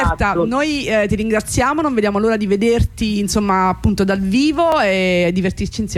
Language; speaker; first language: Italian; native; Italian